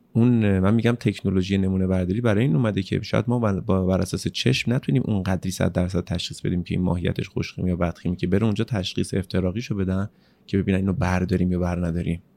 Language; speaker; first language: Persian; native; Persian